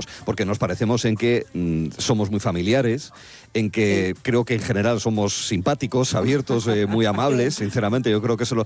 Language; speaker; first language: Spanish; native; Spanish